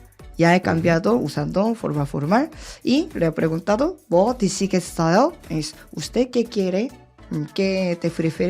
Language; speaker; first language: Spanish; non-native, learner; Korean